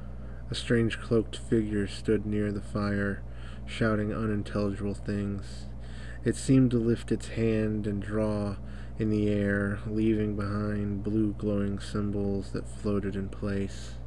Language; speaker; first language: English; native; English